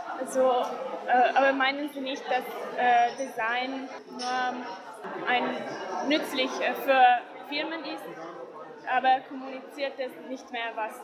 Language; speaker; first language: German; non-native, learner; Italian